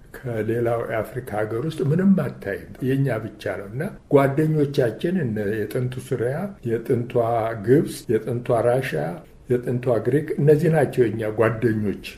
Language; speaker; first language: Amharic; native; Amharic